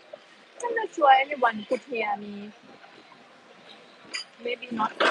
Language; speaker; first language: English; non-native, learner; Thai